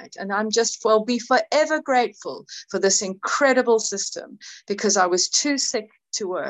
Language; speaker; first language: English; native; English